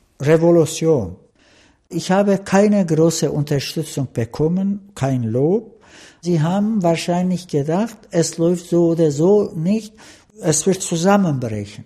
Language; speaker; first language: German; non-native, fluent; Turkish